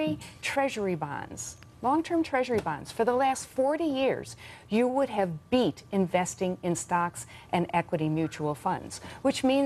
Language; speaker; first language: English; native; English